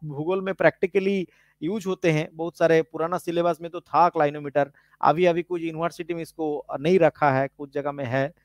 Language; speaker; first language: Hindi; non-native, local second language; Bangla